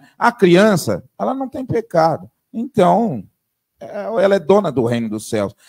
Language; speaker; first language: Portuguese; native; Portuguese